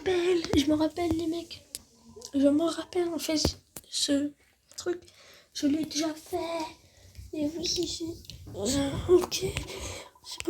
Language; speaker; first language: French; native; French